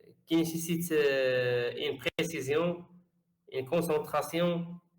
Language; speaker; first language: French; non-native, fluent; Arabic